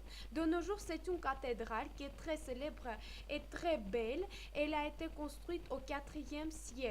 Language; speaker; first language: French; non-native, fluent; Armenian